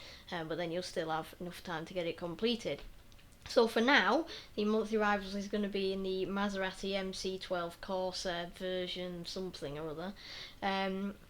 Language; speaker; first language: English; native; English